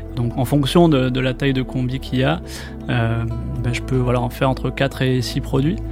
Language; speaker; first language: French; native; French